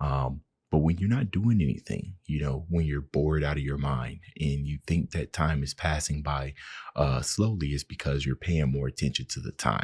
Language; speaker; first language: English; native; English